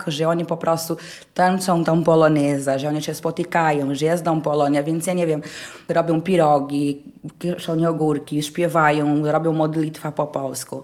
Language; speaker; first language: Polish; early bilingual, heritage; Portuguese